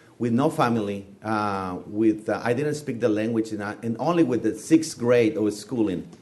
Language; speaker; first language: English; non-native, fluent; Spanish